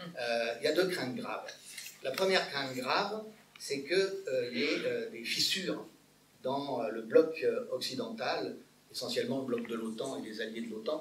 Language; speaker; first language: French; native; French